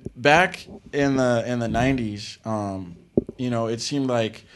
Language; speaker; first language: English; native; English